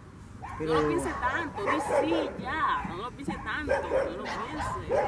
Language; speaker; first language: Spanish; native; Spanish